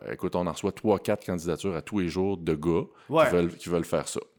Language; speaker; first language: French; native; French